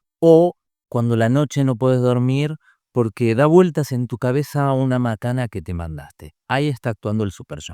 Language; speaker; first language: Spanish; native; Spanish